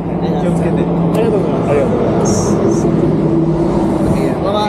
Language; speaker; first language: Japanese; non-native, learner; Hindi